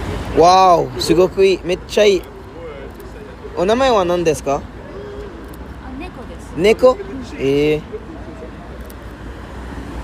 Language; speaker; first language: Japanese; non-native, learner; French